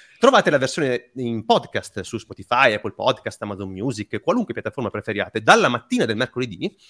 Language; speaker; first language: Italian; native; Italian